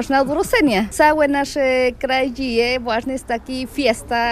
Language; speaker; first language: Polish; non-native, learner; Spanish